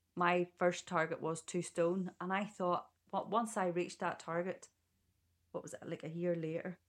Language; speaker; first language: English; native; English